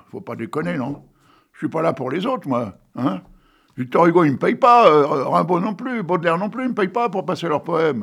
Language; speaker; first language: French; native; French